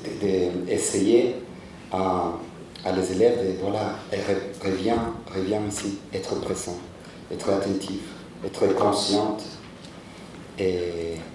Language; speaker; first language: French; non-native, fluent; Spanish